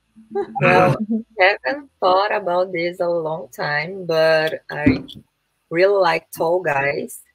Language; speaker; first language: English; non-native, learner; Portuguese